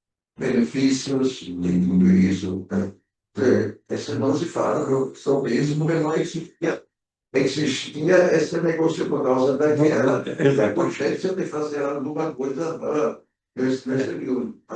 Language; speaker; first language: Portuguese; early bilingual, other home language; German